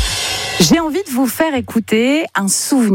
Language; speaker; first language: French; native; French